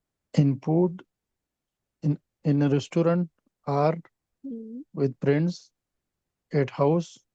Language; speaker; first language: English; non-native, learner; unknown